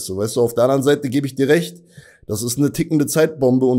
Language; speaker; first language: German; native; German